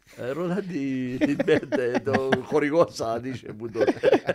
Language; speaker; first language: Greek; native; Greek